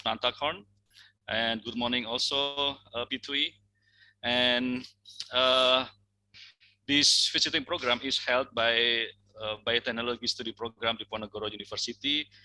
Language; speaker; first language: English; non-native, fluent; Indonesian